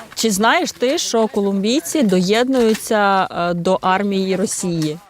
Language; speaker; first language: Ukrainian; native; Ukrainian